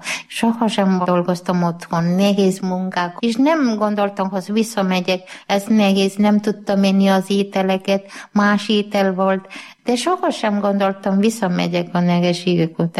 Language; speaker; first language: Hungarian; non-native, learner; Malayalam